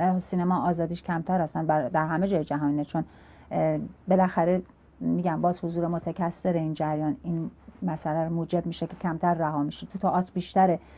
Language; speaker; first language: Persian; native; Persian